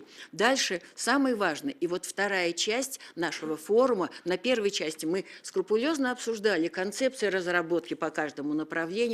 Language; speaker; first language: Russian; native; Russian